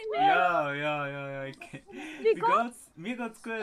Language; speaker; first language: German; non-native, fluent; Tamil